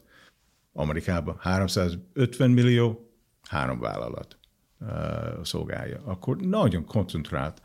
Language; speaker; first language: Hungarian; non-native, fluent; English